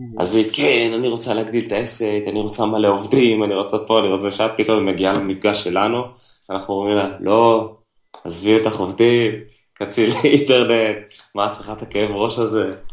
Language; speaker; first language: Hebrew; native; Hebrew